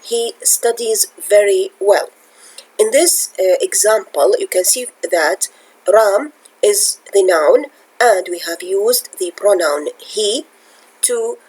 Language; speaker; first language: English; non-native, fluent; Arabic